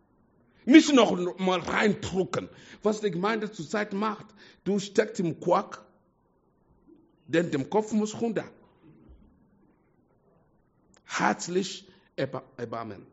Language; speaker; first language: German; non-native, fluent; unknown